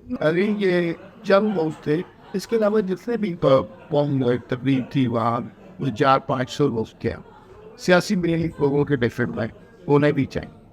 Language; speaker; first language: Urdu; native; Urdu